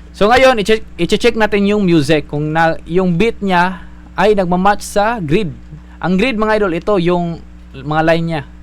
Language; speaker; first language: Filipino; non-native, local second language; Cebuano